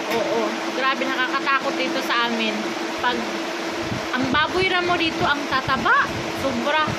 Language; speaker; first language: Filipino; native; Filipino